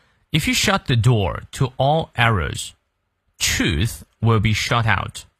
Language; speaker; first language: English; non-native, fluent; Chinese